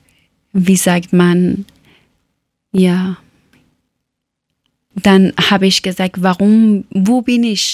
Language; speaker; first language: German; non-native, learner; Persian